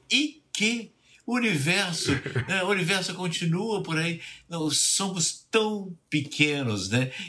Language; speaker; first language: Portuguese; native; Portuguese